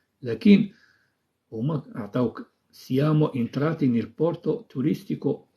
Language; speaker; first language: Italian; non-native, fluent; Arabic